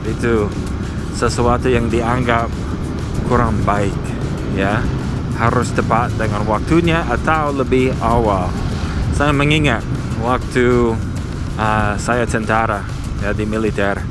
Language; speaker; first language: Indonesian; non-native, fluent; English